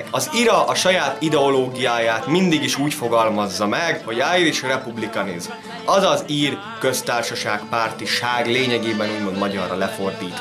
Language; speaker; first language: Hungarian; native; Hungarian